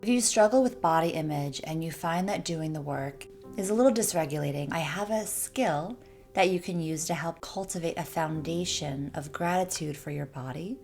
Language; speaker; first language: English; native; English